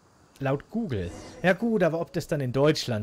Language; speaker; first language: German; native; German